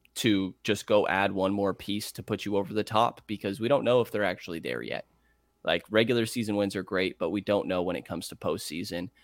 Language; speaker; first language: English; native; English